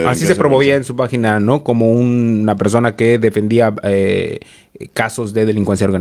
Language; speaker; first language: Spanish; native; Spanish